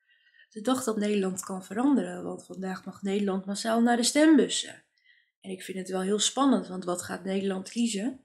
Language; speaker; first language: Dutch; native; Dutch